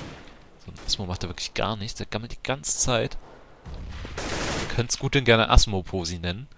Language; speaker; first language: German; native; German